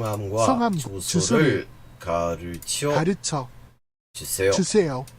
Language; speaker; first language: Korean; non-native, learner; English